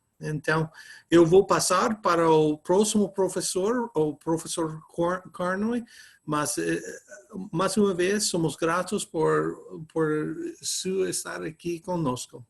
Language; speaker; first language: Portuguese; non-native, fluent; English